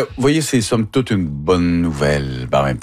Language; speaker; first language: French; native; French